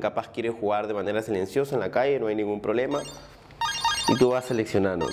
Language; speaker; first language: Spanish; native; Spanish